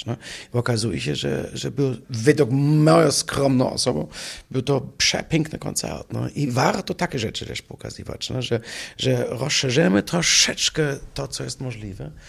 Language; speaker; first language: Polish; non-native, fluent; German